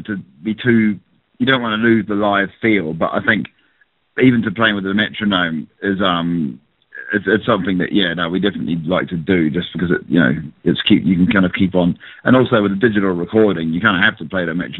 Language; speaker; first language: English; native; English